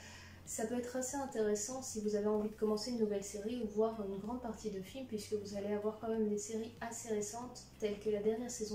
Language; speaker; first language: French; native; French